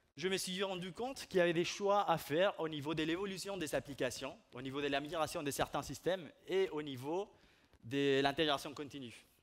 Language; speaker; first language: French; non-native, fluent; Spanish